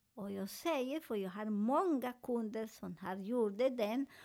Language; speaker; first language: Swedish; non-native, learner; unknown